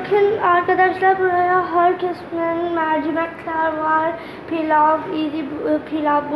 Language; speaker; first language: Turkish; non-native, learner; Urdu